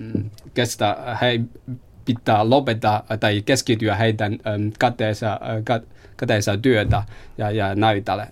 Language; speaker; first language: Finnish; non-native, learner; Chinese